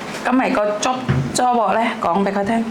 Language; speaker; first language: Cantonese; non-native, fluent; Javanese